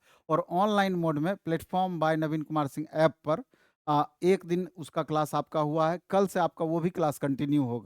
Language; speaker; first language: Hindi; native; Hindi